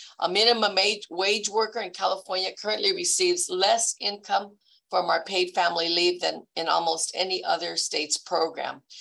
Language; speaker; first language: English; early bilingual, other home language; Spanish